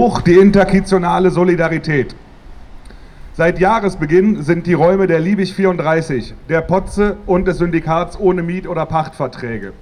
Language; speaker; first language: German; native; German